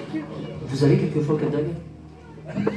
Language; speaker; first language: French; native; French